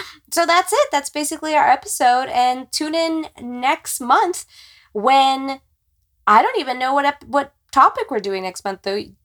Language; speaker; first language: English; native; English